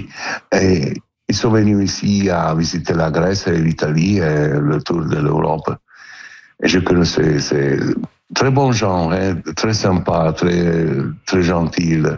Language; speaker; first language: French; non-native, learner; Italian